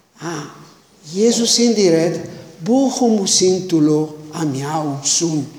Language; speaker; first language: Mongolian; non-native, learner; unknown